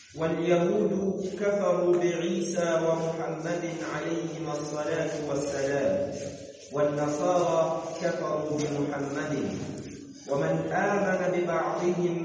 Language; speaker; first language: Arabic; non-native, fluent; Swahili